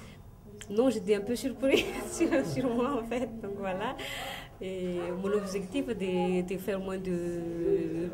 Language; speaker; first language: French; non-native, local second language; Malagasy